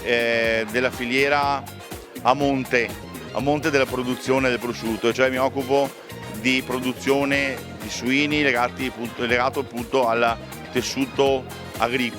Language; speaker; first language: Italian; native; Italian